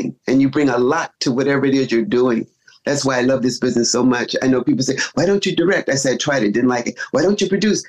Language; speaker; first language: English; native; English